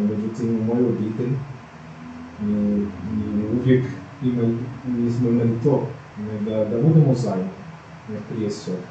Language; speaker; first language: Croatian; non-native, fluent; Portuguese